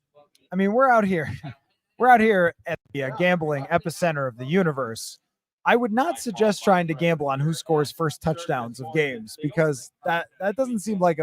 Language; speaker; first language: English; native; English